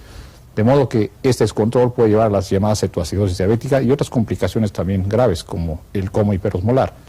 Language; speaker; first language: Spanish; native; Spanish